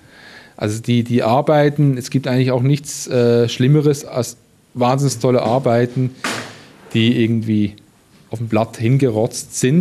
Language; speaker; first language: German; native; German